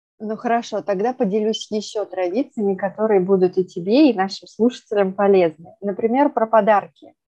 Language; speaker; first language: Russian; native; Russian